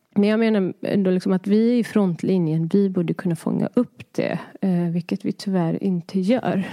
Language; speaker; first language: Swedish; early bilingual, other home language; Persian